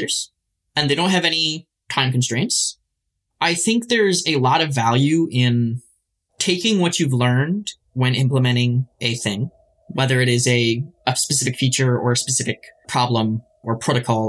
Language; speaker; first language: English; native; English